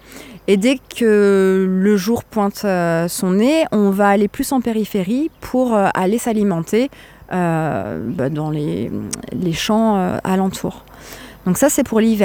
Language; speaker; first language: French; native; French